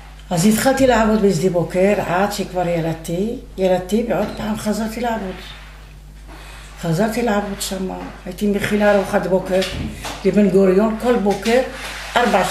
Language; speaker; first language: Hebrew; non-native, fluent; Arabic